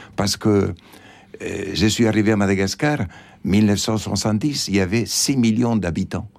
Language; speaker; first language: French; non-native, fluent; Spanish